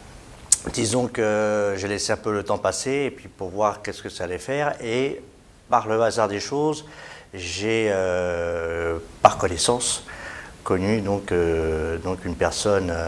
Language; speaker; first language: French; native; French